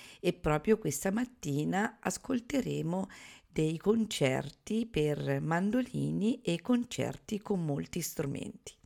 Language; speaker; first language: Italian; native; Italian